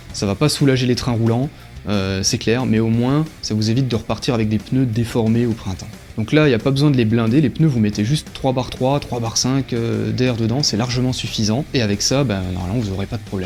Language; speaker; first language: French; native; French